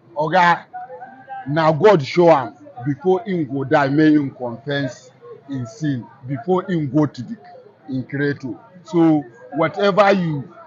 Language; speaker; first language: Nigerian Pidgin; non-native, local second language; Hausa